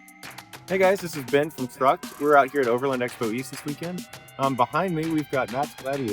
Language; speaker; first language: English; native; English